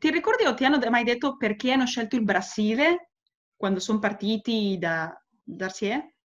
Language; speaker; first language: Italian; non-native, fluent; Spanish